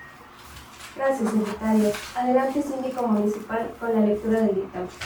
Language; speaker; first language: Spanish; native; Spanish